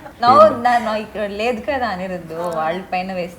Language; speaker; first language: Telugu; non-native, learner; Tamil